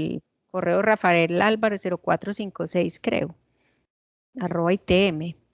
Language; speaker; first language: Spanish; native; Spanish